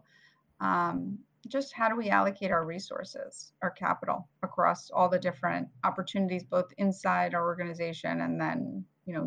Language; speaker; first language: English; native; English